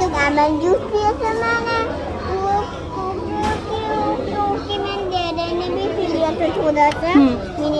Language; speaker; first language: Hindi; native; Hindi